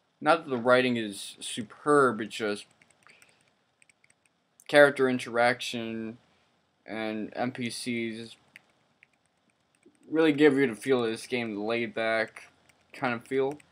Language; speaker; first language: English; native; English